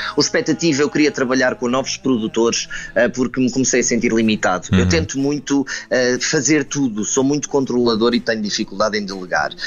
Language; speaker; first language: Portuguese; native; Portuguese